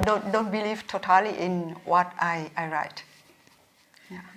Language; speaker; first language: English; non-native, learner; Vietnamese